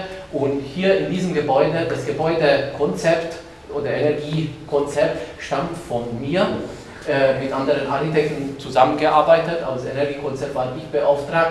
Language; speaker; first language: German; non-native, fluent; Hungarian